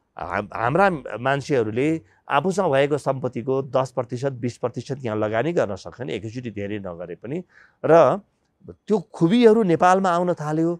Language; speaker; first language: Nepali; native; Nepali